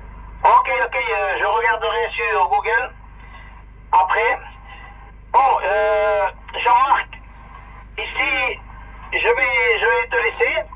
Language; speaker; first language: French; early bilingual, other home language; Spanish